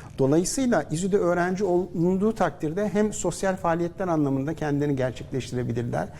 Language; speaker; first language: Turkish; native; Turkish